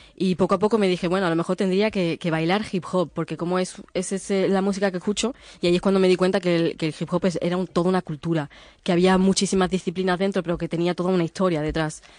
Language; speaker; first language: Spanish; early bilingual, other home language; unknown